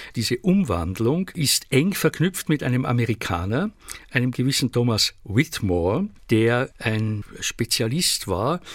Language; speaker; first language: German; native; German